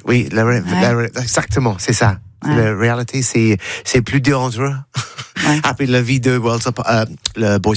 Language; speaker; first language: French; non-native, learner; English